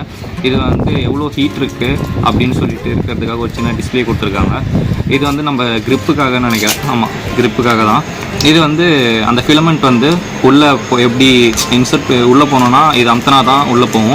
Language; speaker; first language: Tamil; native; Tamil